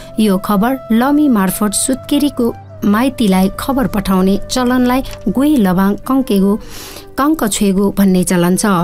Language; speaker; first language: Nepali; non-native, local second language; Newari